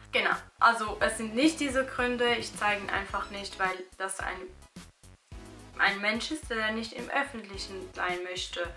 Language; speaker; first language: German; early bilingual, other home language; Albanian